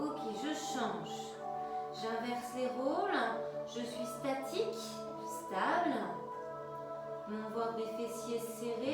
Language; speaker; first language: French; native; French